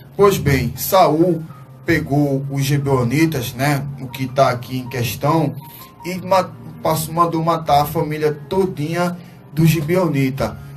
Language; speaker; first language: Portuguese; native; Portuguese